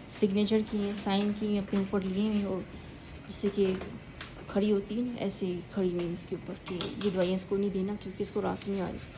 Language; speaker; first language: Urdu; native; Urdu